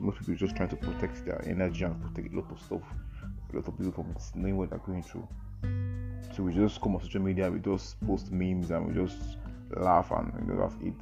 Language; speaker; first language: English; non-native, local second language; Yoruba